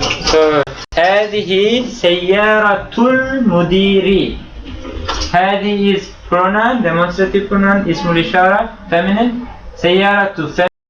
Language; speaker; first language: Arabic; non-native, fluent; Turkish